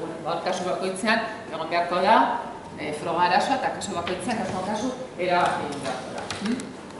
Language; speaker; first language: Basque; native; Basque